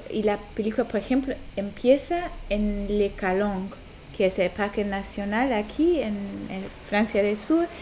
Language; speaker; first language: Spanish; non-native, fluent; German